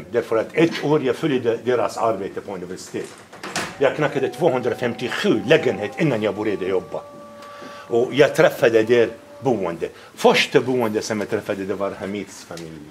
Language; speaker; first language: Swedish; non-native, fluent; Arabic